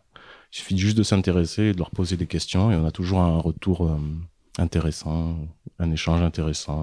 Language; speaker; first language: French; native; French